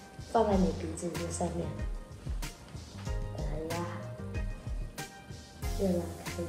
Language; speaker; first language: Chinese; early bilingual, heritage; Chinese